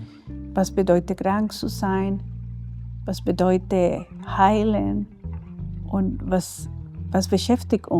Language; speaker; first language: German; non-native, learner; Spanish